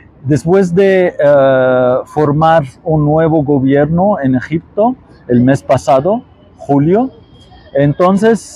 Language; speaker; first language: Spanish; non-native, fluent; Arabic